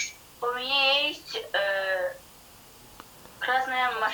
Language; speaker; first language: Russian; non-native, learner; Kyrgyz